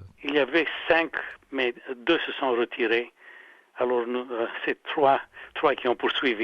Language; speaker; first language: French; non-native, fluent; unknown